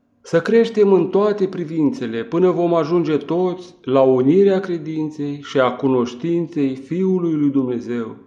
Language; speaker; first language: Romanian; native; Romanian